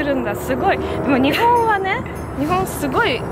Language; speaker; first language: Japanese; non-native, learner; Russian